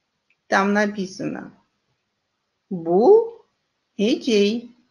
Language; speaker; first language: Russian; non-native, local second language; Kyrgyz